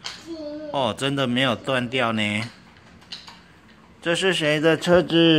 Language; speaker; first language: Chinese; native; Chinese